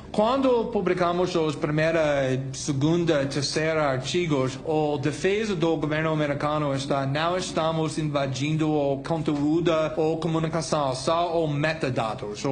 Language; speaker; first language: Portuguese; non-native, fluent; English